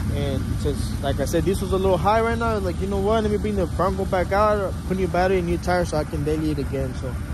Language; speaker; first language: English; early bilingual, other home language; Spanish